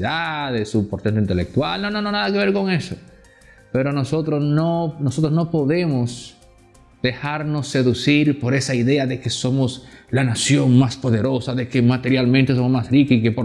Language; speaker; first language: Spanish; native; Spanish